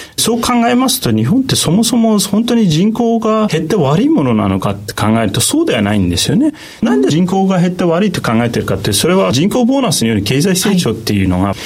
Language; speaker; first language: Japanese; non-native, fluent; Turkish